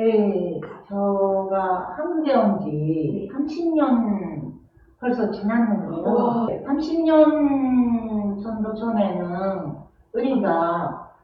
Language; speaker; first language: Korean; non-native, fluent; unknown